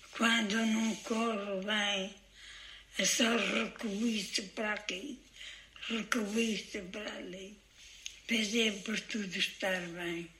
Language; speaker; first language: French; non-native, fluent; Portuguese